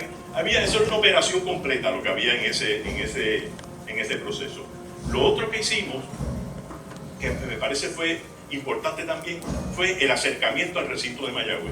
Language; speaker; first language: Spanish; native; Spanish